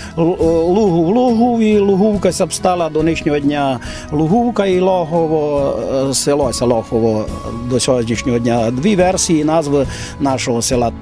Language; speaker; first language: Ukrainian; native; Ukrainian